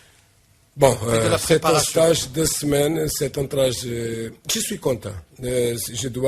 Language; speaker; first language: French; non-native, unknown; Portuguese